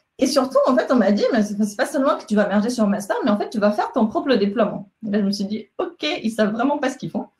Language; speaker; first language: French; non-native, fluent; Spanish